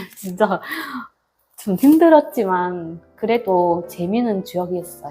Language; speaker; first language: Korean; non-native, fluent; Vietnamese